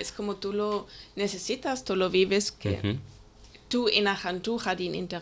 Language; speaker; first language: Spanish; non-native, fluent; German